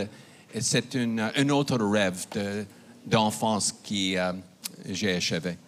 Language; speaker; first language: French; non-native, fluent; English